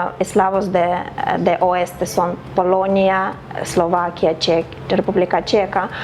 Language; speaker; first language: Spanish; non-native, fluent; Ukrainian